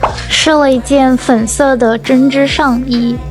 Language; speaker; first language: Chinese; native; Chinese